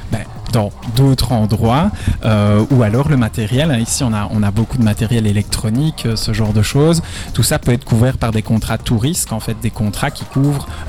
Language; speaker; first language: French; native; French